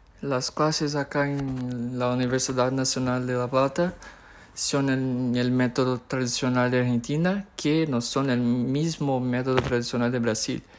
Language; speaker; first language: Spanish; non-native, fluent; Portuguese